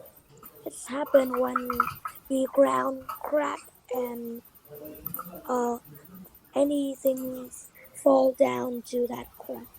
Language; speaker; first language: English; non-native, learner; Vietnamese